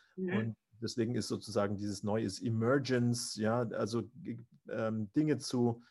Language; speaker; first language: German; non-native, fluent; Finnish